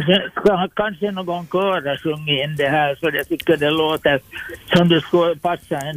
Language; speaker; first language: Swedish; native; Swedish